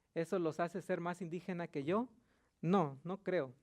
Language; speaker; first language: Spanish; early bilingual, heritage; Spanish